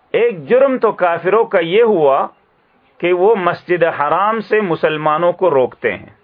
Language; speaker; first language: Urdu; native; Urdu